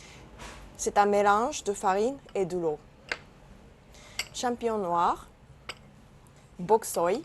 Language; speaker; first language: French; non-native, learner; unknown